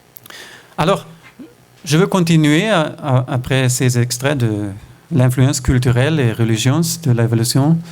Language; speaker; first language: French; non-native, fluent; German